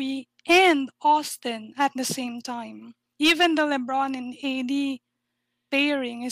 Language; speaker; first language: English; non-native, local second language; Filipino